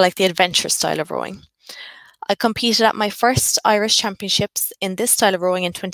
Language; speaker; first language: English; native; English